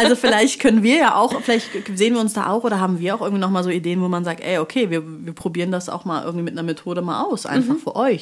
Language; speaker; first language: German; native; German